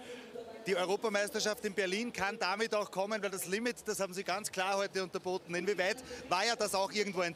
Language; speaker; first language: German; native; German